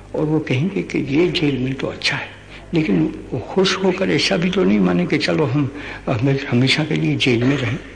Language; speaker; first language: Hindi; non-native, local second language; Gujarati